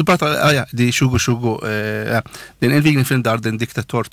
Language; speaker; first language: Swedish; non-native, learner; Arabic